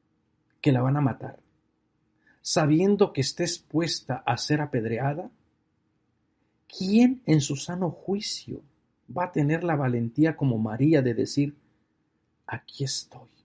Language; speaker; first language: Spanish; native; Spanish